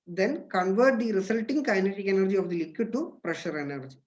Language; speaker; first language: English; non-native, local second language; Malayalam